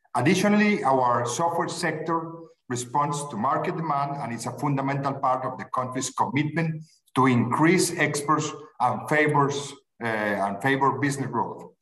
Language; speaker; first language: English; non-native, fluent; Spanish